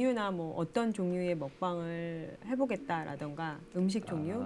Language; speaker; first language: Korean; native; Korean